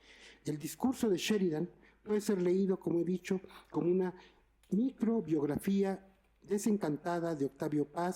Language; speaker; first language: Spanish; native; Spanish